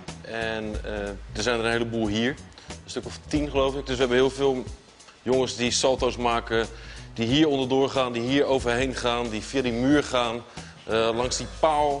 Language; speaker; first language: Dutch; native; Dutch